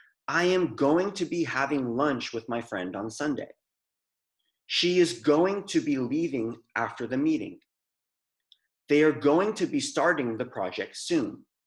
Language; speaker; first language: English; native; English